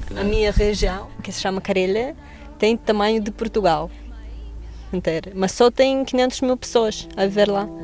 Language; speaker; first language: Portuguese; non-native, fluent; Russian